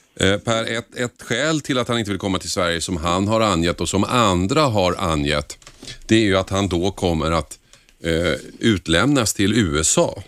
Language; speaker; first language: Swedish; native; Swedish